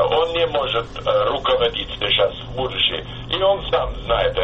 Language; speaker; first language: Russian; non-native, fluent; English